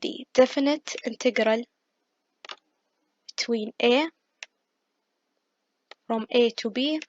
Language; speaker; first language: English; non-native, fluent; Arabic